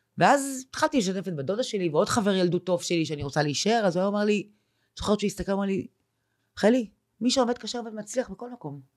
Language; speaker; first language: Hebrew; native; Hebrew